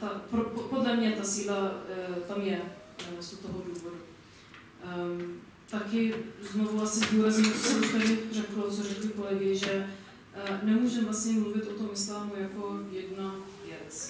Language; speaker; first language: Czech; non-native, fluent; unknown